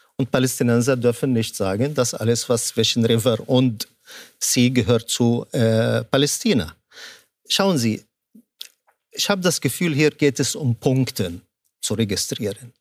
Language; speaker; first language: German; non-native, fluent; Arabic